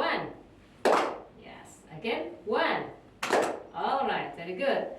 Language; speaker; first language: English; non-native, fluent; Indonesian